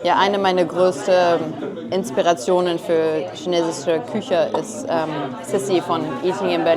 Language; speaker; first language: German; non-native, fluent; French